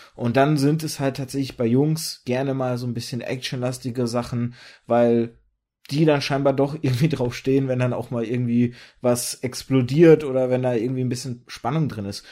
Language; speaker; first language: German; early bilingual, other home language; Russian